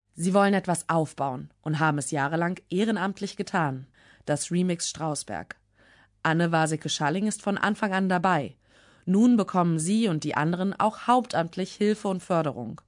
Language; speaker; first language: German; native; German